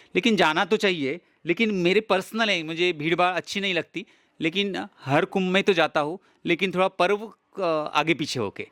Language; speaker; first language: Hindi; non-native, local second language; Marathi